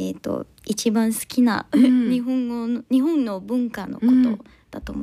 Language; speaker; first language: Japanese; non-native, learner; English